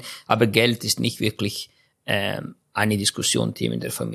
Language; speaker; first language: German; non-native, fluent; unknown